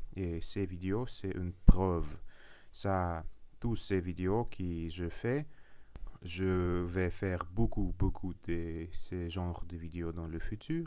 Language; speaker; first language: French; non-native, learner; Russian